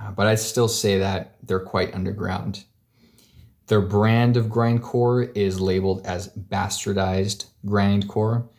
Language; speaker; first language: English; native; English